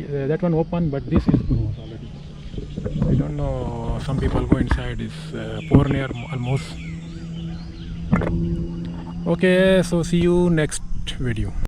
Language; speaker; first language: English; non-native, learner; Urdu